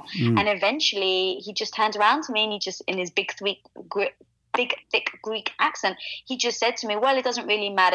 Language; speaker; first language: English; native; English